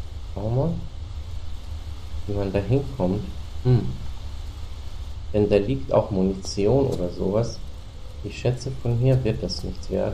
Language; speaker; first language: German; native; German